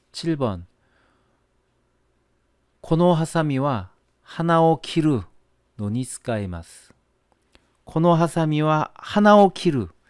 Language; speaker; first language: Japanese; non-native, fluent; Korean